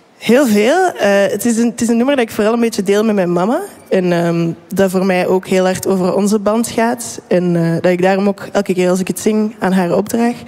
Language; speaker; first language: Dutch; native; Dutch